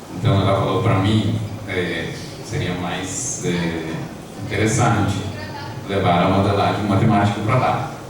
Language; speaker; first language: Portuguese; non-native, fluent; Spanish